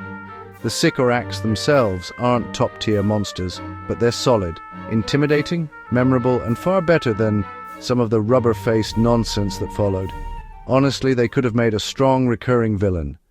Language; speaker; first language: English; native; English